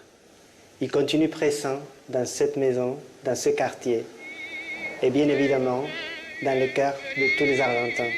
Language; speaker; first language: French; non-native, fluent; Spanish